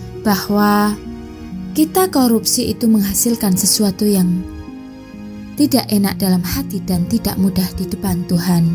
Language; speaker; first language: Indonesian; native; Indonesian